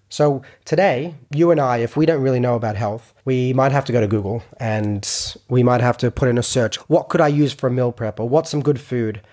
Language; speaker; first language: English; non-native, fluent; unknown